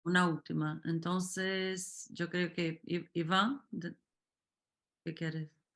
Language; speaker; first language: Spanish; non-native, fluent; Portuguese